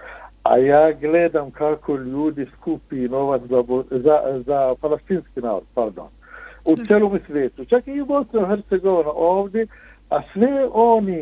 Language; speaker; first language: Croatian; non-native, fluent; Arabic